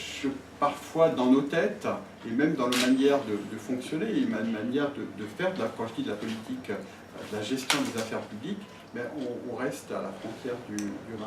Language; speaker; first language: French; native; French